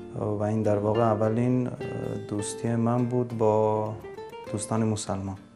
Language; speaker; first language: Persian; non-native, fluent; Armenian